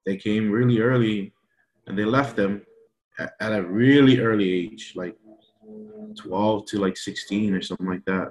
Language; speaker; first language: English; early bilingual, other home language; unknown